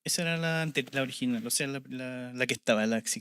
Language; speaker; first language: Spanish; native; Spanish